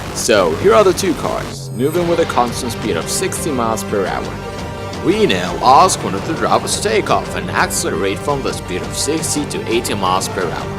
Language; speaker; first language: English; non-native, fluent; Arabic